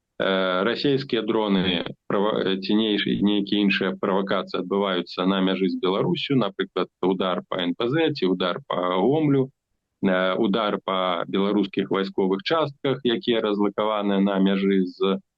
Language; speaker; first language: Belarusian; non-native, local second language; Russian